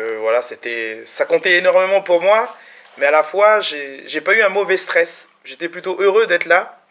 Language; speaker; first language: French; early bilingual, other home language; Malagasy